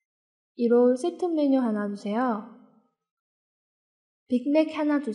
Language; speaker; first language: Korean; non-native, fluent; Chinese